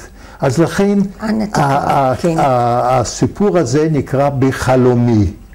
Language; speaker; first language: Hebrew; non-native, fluent; Yiddish